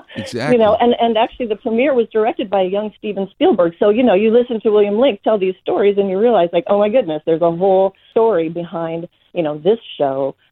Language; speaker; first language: English; native; English